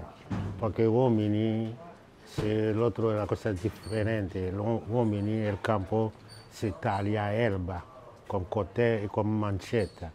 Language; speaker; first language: Italian; non-native, learner; Haitian Creole